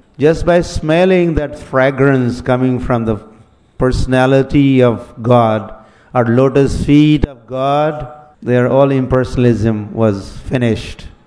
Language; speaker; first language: English; non-native, local second language; Marathi